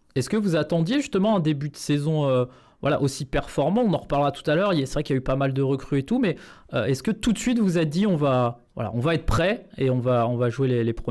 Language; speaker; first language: French; native; French